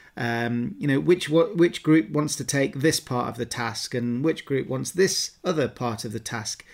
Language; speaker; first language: English; native; English